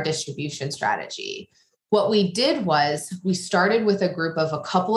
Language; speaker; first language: English; native; English